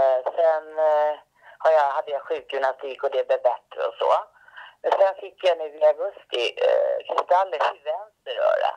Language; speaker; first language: Swedish; native; Swedish